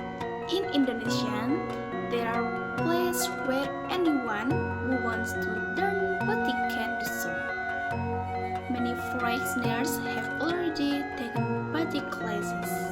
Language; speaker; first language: English; non-native, fluent; Indonesian